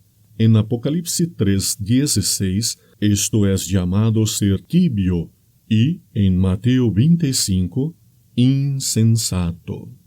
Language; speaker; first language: Spanish; non-native, fluent; Portuguese